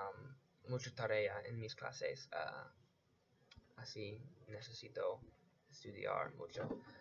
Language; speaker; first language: Spanish; non-native, learner; English